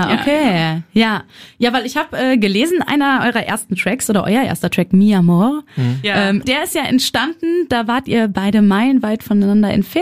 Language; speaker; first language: German; native; German